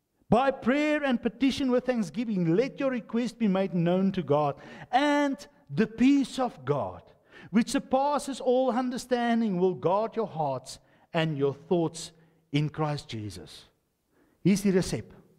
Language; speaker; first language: English; non-native, local second language; Afrikaans